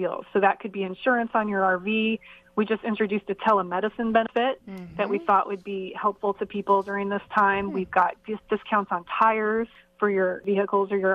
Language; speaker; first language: English; native; English